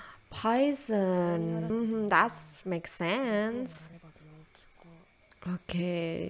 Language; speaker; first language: English; non-native, learner; Indonesian